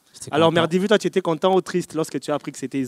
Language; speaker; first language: French; non-native, local second language; Lingala